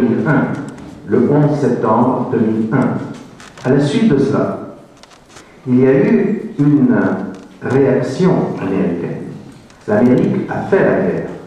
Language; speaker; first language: French; native; French